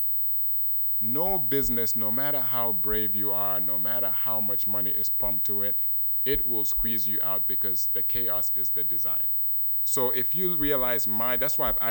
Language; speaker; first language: English; non-native, local second language; Wolof